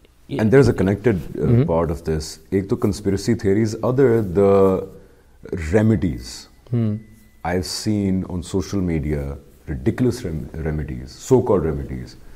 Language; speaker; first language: English; non-native, local second language; Urdu